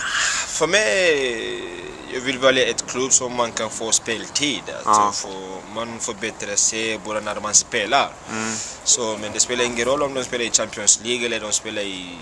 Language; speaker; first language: Swedish; non-native, fluent; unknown